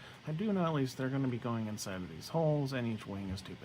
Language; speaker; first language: English; native; English